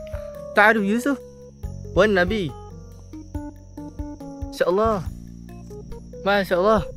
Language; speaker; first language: Arabic; non-native, learner; Malay